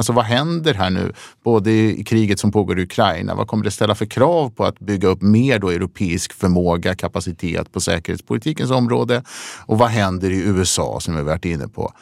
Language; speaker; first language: Swedish; native; Swedish